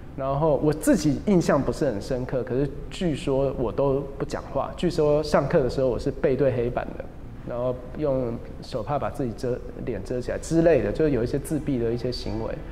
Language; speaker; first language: Chinese; non-native, local second language; Min Nan Chinese